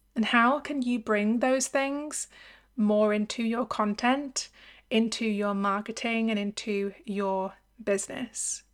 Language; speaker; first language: English; native; English